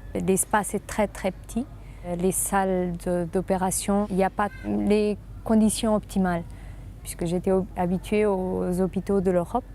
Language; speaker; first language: French; non-native, fluent; Portuguese